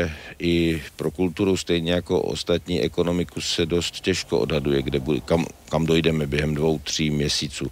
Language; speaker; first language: Czech; native; Czech